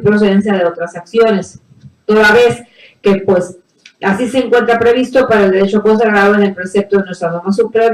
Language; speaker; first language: Spanish; native; Spanish